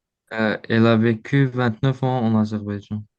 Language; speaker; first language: French; non-native, learner; Azerbaijani